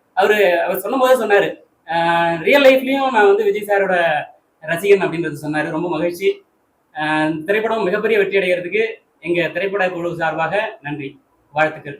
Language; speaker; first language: Tamil; native; Tamil